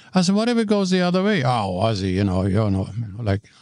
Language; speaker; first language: English; non-native, fluent; German